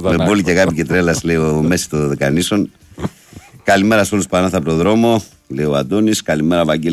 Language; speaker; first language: Greek; native; Greek